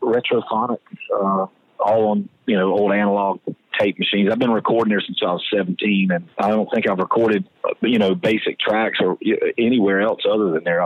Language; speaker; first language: English; native; English